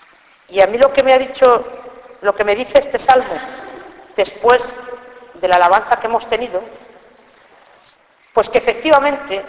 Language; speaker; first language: Spanish; native; Spanish